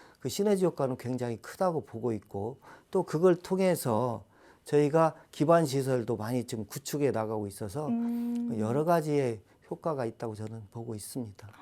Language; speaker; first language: Korean; native; Korean